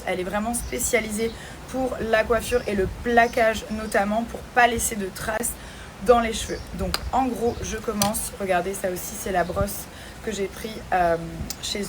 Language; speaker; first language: French; native; French